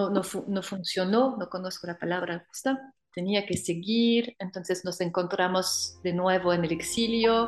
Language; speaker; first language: Spanish; non-native, fluent; French